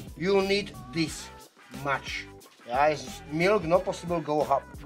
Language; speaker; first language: English; non-native, learner; Slovak